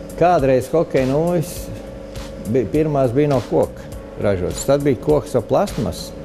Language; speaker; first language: Latvian; native; Latvian